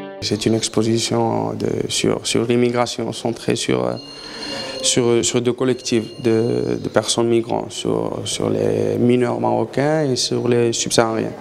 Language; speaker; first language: French; non-native, learner; Arabic